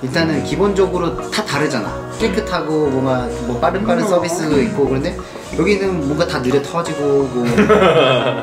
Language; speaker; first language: Korean; native; Korean